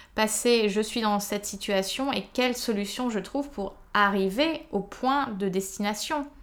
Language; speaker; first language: French; native; French